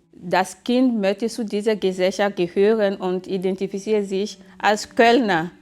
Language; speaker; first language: German; non-native, fluent; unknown